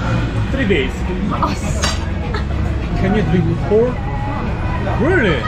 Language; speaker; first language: English; non-native, learner; Korean